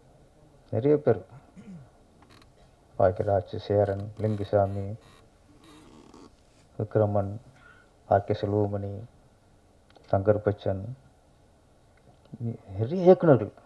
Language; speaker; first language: Tamil; native; Tamil